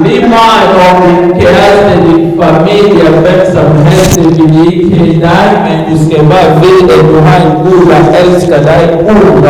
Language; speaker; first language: Danish; early bilingual, other home language; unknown